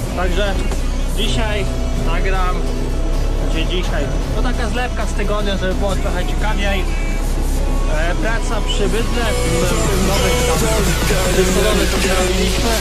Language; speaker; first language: Polish; native; Polish